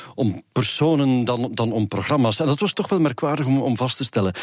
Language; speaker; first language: Dutch; native; Dutch